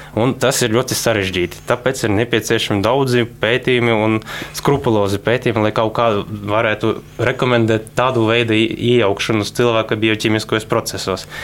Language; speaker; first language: Latvian; non-native, local second language; Russian